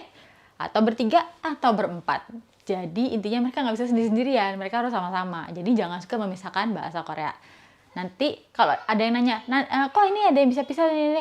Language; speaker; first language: Indonesian; native; Indonesian